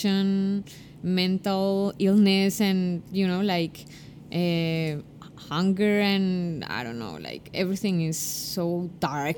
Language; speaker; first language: English; non-native, fluent; Spanish